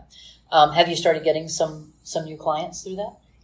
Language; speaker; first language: English; native; English